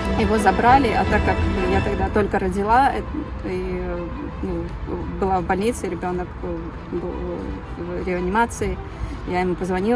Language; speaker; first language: Russian; native; Russian